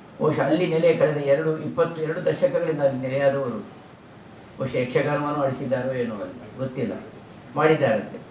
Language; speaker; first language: Kannada; non-native, local second language; Tulu